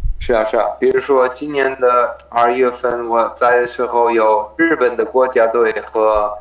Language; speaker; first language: Chinese; non-native, fluent; German